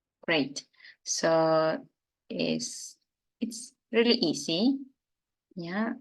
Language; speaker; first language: English; non-native, fluent; Spanish